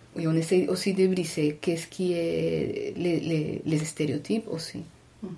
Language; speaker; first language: French; non-native, fluent; Spanish